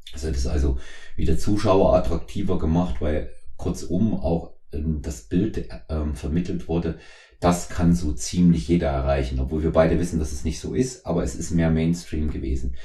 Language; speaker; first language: German; native; German